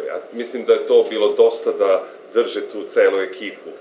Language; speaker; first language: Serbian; non-native, fluent; English